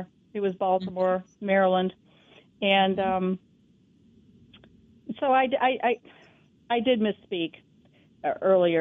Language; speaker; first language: English; native; English